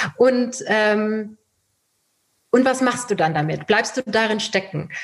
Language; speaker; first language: German; early bilingual, other home language; Persian